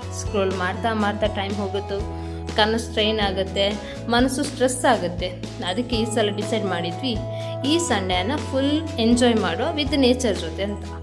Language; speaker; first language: Kannada; non-native, local second language; Tulu